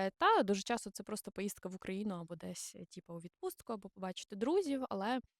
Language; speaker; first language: Ukrainian; non-native, local second language; Russian